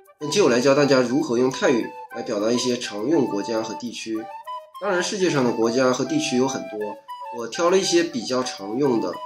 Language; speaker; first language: Chinese; native; Chinese